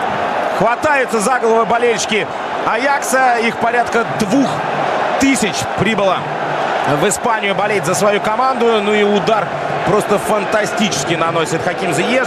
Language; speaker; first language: Russian; native; Russian